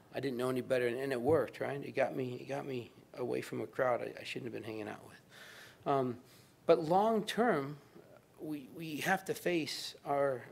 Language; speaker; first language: English; native; English